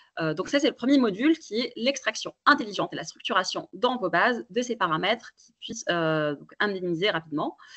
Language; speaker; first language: French; native; French